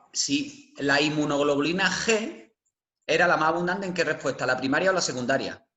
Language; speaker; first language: Spanish; native; Spanish